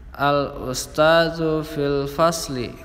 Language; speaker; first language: Arabic; non-native, fluent; Indonesian